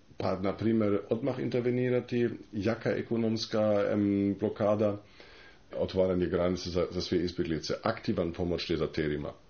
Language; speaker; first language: Croatian; non-native, fluent; German